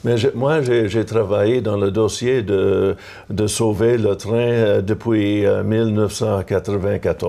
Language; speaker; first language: French; non-native, local second language; English